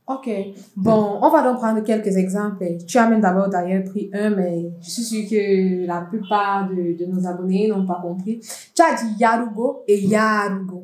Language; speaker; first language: French; non-native, local second language; Fula